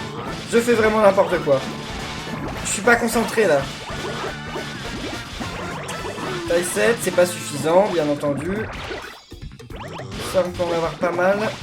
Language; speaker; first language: French; native; French